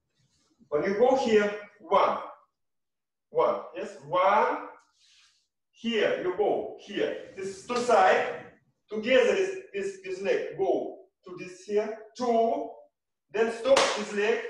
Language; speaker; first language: English; non-native, learner; Russian